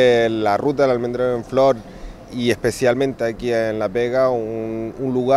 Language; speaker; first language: Spanish; native; Spanish